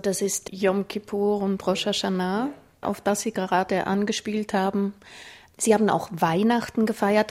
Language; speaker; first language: German; native; German